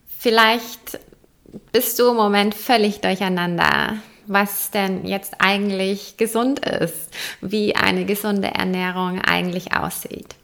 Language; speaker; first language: German; native; German